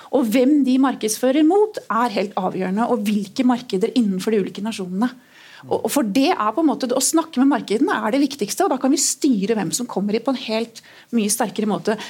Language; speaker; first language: Norwegian; native; Norwegian